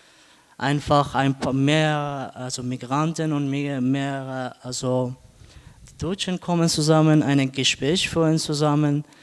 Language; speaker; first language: German; non-native, learner; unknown